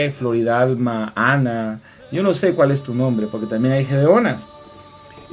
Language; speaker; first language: Spanish; native; Spanish